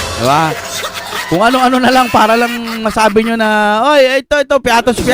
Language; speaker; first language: Filipino; non-native, local second language; Iloko